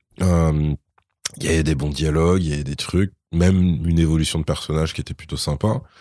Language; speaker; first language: French; native; French